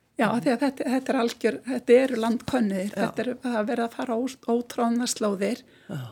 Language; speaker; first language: Icelandic; native; Icelandic